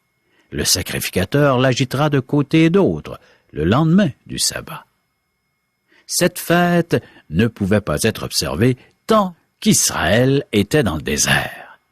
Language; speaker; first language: French; native; French